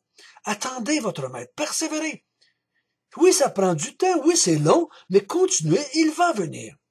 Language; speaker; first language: French; native; French